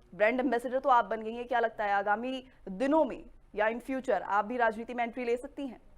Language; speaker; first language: Hindi; native; Hindi